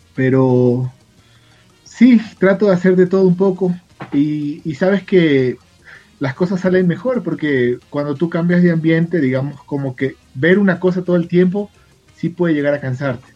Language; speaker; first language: Spanish; native; Spanish